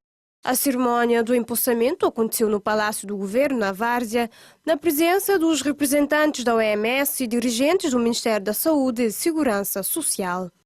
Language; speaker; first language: Portuguese; non-native, local second language; Kabuverdianu